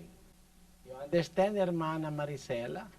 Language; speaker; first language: Spanish; non-native, learner; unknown